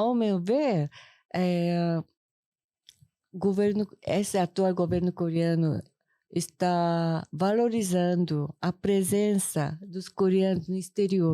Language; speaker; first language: Portuguese; non-native, fluent; Korean